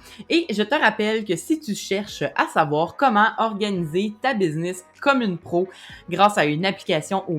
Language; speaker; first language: French; native; French